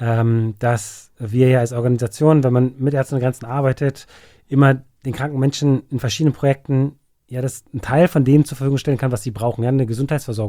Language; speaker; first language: German; native; German